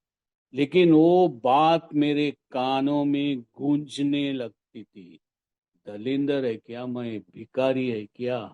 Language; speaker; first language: Hindi; non-native, local second language; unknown